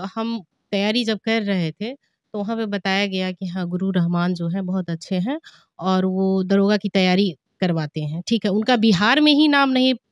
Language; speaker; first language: Hindi; native; Hindi